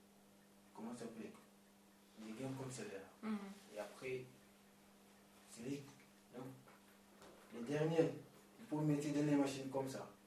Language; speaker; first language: French; non-native, learner; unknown